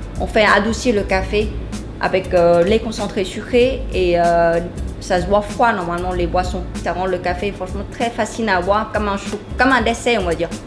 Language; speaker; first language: French; non-native, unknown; Vietnamese